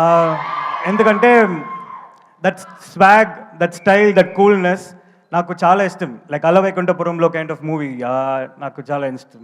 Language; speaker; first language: Telugu; non-native, learner; Tamil